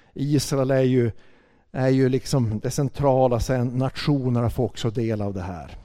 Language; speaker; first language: Swedish; native; Swedish